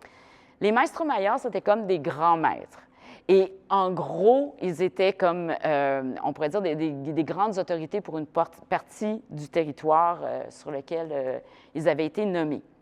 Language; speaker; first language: French; native; French